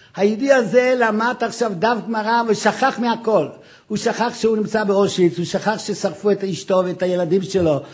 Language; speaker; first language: Hebrew; non-native, fluent; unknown